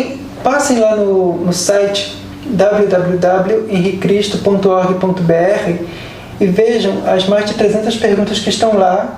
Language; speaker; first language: Portuguese; native; Portuguese